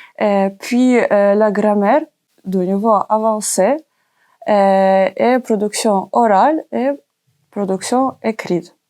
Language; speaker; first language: French; non-native, learner; Ukrainian